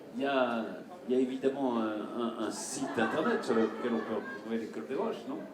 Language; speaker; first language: French; native; French